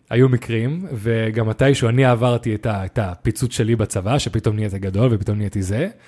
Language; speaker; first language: Hebrew; native; Hebrew